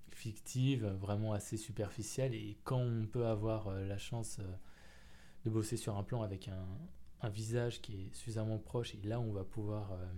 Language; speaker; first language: French; native; French